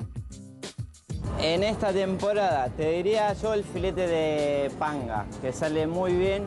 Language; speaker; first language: Spanish; native; Spanish